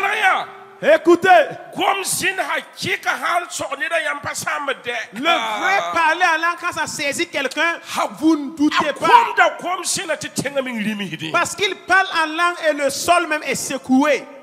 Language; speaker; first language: French; non-native, local second language; Mossi